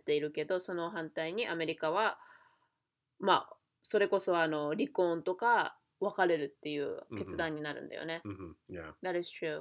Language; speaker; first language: Japanese; native; Japanese